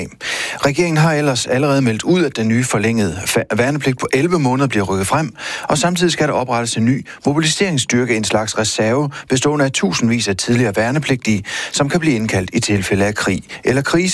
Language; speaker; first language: Danish; native; Danish